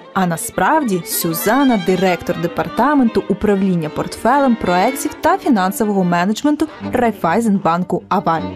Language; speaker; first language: Ukrainian; native; Ukrainian